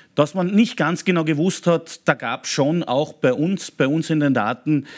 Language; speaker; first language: German; native; German